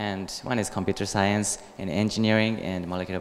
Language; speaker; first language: English; non-native, learner; Japanese